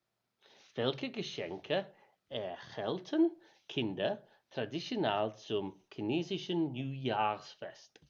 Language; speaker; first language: German; non-native, learner; English